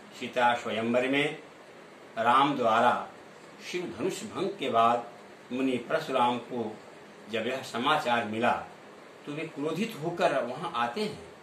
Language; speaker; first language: Hindi; native; Hindi